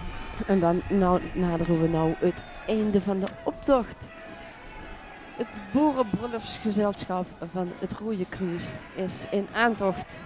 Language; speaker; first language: Dutch; native; Dutch